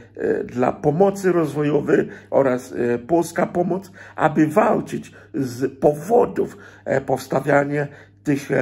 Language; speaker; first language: Polish; non-native, fluent; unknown